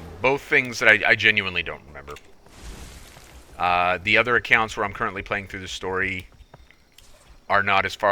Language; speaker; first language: English; native; English